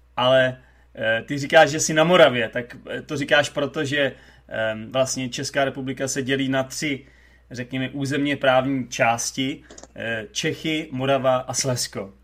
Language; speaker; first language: Czech; native; Czech